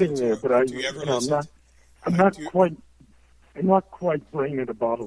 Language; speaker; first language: English; native; English